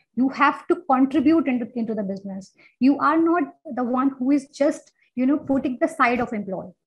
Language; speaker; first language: English; non-native, local second language; Hindi